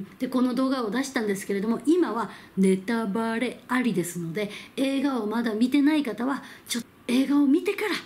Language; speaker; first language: Japanese; non-native, fluent; Korean